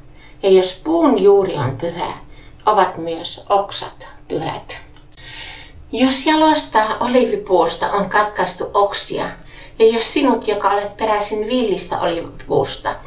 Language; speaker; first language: Finnish; native; Finnish